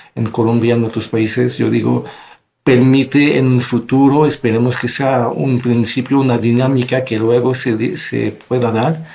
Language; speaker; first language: Spanish; non-native, fluent; French